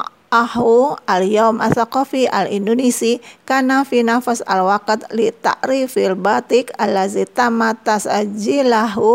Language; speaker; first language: Arabic; non-native, fluent; Indonesian